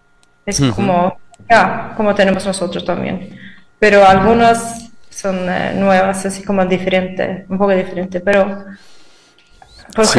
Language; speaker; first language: Spanish; non-native, fluent; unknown